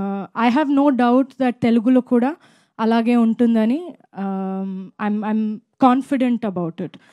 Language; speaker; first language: Telugu; non-native, fluent; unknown